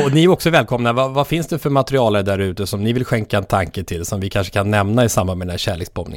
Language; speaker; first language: Swedish; native; Swedish